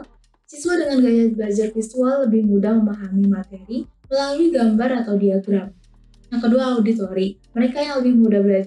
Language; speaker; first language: Indonesian; native; Indonesian